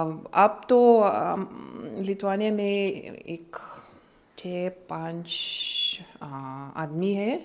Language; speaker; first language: Hindi; non-native, learner; Lithuanian